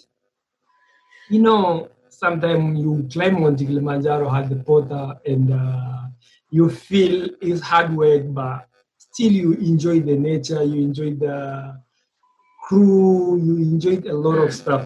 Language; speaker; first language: English; non-native, local second language; Swahili